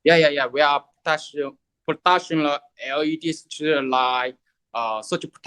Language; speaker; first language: English; non-native, learner; Chinese